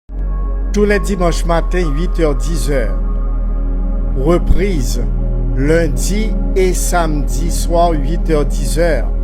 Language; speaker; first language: French; non-native, local second language; Haitian Creole